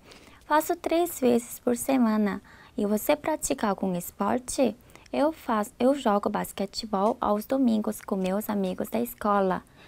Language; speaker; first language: Portuguese; non-native, fluent; Korean